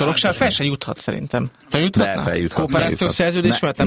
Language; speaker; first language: Hungarian; native; Hungarian